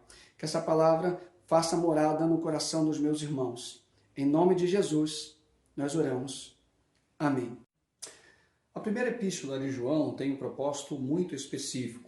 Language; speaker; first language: Portuguese; native; Portuguese